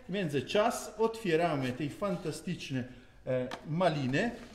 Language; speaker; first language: Polish; non-native, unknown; Italian